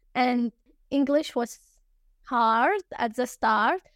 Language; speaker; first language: English; early bilingual, other home language; Arabic